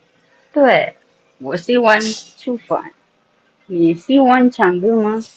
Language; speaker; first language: Chinese; non-native, learner; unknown